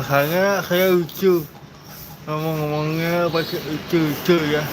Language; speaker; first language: Indonesian; non-native, local second language; Balinese